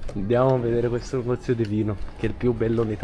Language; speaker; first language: Italian; non-native, learner; Arabic